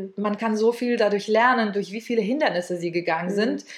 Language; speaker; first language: German; early bilingual, other home language; Ukrainian